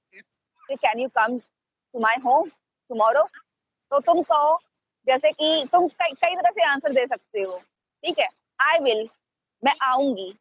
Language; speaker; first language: Hindi; native; Hindi